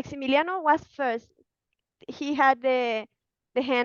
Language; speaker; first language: English; non-native, fluent; Spanish